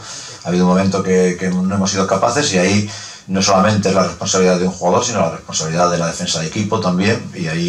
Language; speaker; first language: Spanish; native; Spanish